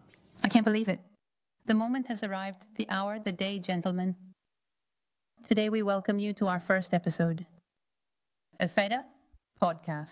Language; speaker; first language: English; non-native, fluent; Spanish